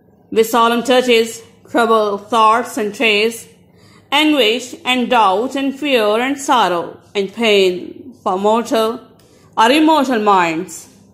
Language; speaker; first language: English; non-native, local second language; Urdu